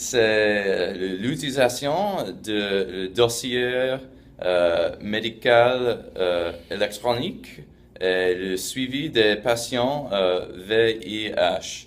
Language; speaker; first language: French; non-native, fluent; English